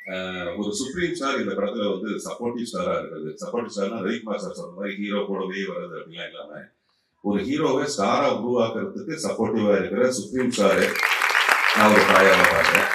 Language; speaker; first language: Tamil; native; Tamil